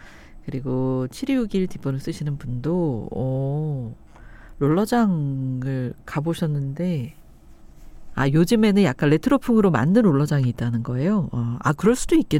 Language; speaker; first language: Korean; native; Korean